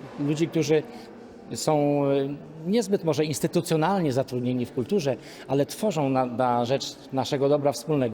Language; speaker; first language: Polish; native; Polish